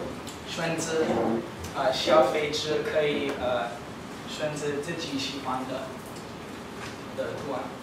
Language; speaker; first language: Chinese; non-native, learner; English